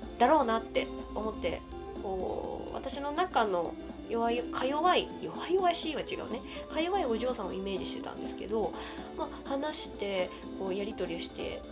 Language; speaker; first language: Japanese; native; Japanese